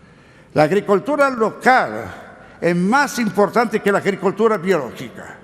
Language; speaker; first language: Spanish; non-native, learner; Italian